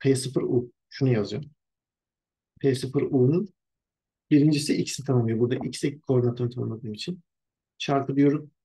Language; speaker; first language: Turkish; native; Turkish